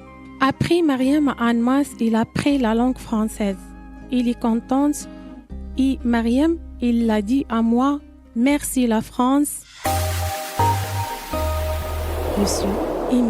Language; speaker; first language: French; non-native, learner; Arabic